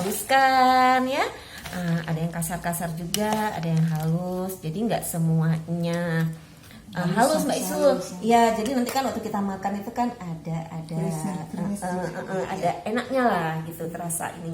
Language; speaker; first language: Indonesian; native; Indonesian